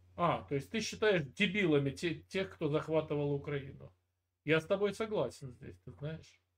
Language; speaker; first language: Russian; native; Russian